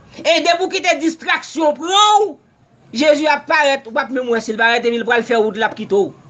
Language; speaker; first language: Haitian Creole; native; Haitian Creole